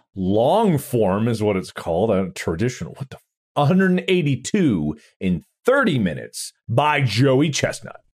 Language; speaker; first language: English; native; English